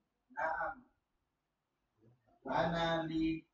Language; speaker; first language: Arabic; non-native, learner; Indonesian